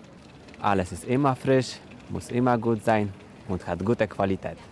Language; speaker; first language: German; non-native, learner; Polish